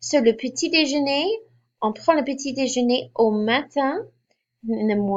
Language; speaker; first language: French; non-native, fluent; English